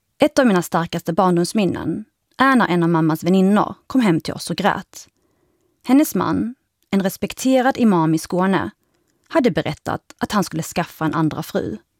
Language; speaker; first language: Swedish; early bilingual, other home language; Arabic